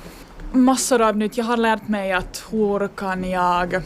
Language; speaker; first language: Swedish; non-native, fluent; Finnish